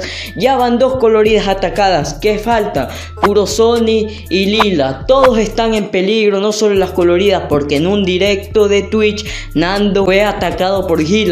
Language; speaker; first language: Spanish; native; Spanish